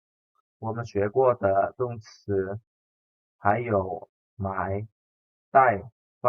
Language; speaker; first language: Chinese; non-native, fluent; Indonesian